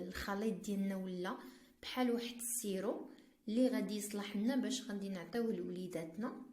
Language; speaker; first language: Arabic; native; Arabic